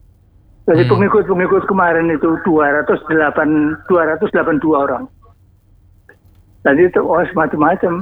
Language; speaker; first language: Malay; non-native, local second language; Javanese